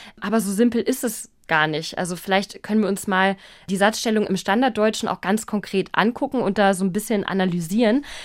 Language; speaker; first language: German; native; German